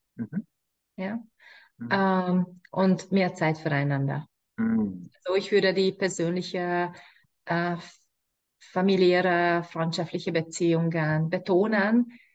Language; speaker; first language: German; non-native, fluent; Hungarian